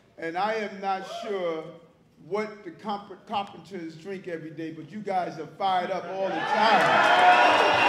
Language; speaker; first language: English; native; English